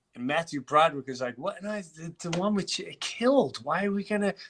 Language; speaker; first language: English; native; English